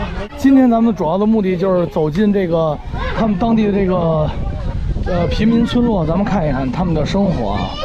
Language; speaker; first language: Chinese; native; Chinese